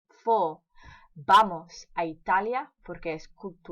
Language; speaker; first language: Spanish; non-native, fluent; English